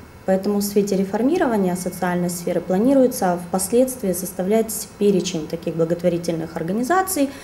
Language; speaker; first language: Russian; native; Russian